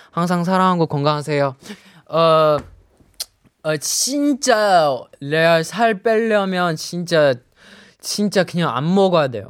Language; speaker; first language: Korean; non-native, fluent; Chinese